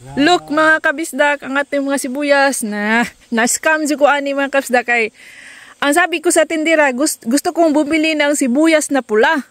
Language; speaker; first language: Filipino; non-native, local second language; Cebuano